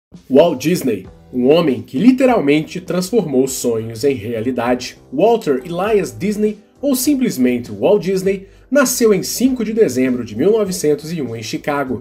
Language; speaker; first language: Portuguese; native; Portuguese